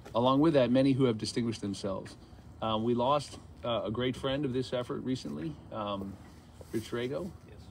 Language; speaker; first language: English; native; English